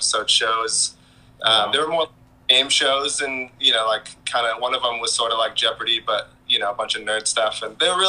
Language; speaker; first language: English; native; English